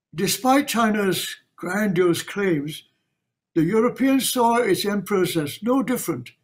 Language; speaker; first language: English; non-native, local second language; Chinese